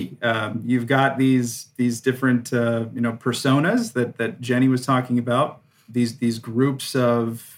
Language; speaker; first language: English; native; English